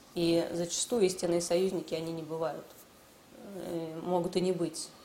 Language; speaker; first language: Russian; native; Russian